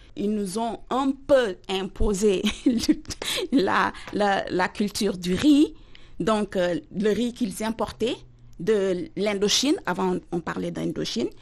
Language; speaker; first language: French; non-native, local second language; Wolof